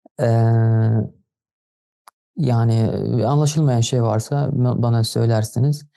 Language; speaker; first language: Turkish; non-native, fluent; Arabic